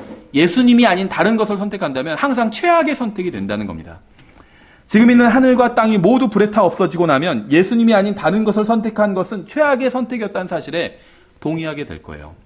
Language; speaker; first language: Korean; native; Korean